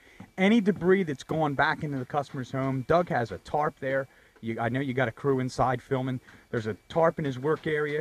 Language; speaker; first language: English; native; English